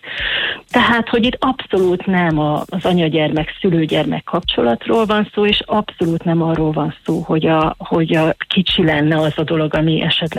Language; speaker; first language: Hungarian; native; Hungarian